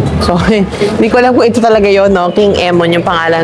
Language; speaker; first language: Filipino; native; Filipino